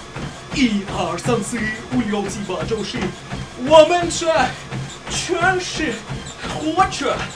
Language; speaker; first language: Chinese; non-native, learner; Russian